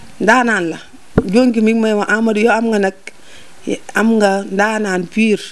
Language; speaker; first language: Wolof; native; Wolof